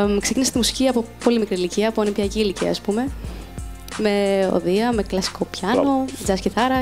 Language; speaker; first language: Greek; native; Greek